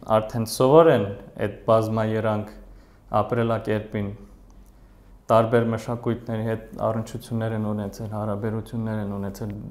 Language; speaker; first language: Armenian; early bilingual, heritage; Armenian